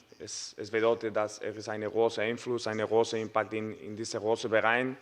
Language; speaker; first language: German; non-native, fluent; Spanish